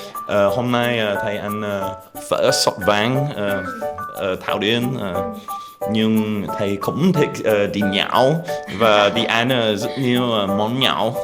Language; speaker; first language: Vietnamese; non-native, learner; English